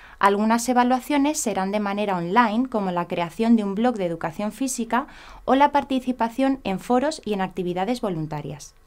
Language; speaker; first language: Spanish; native; Spanish